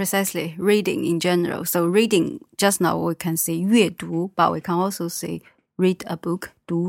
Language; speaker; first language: English; non-native, fluent; Chinese